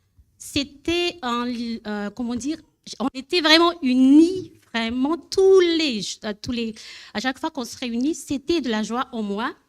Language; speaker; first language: French; non-native, learner; Malagasy